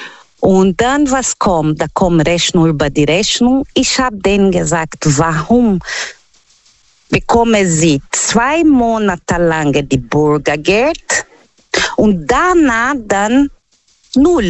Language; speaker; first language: German; non-native, learner; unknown